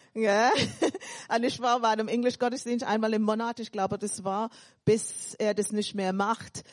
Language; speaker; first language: German; non-native, fluent; English